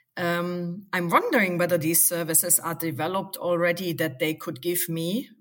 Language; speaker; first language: English; non-native, fluent; German